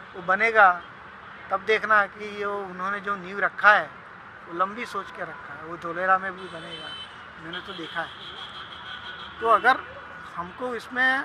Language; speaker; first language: Hindi; non-native, local second language; Gujarati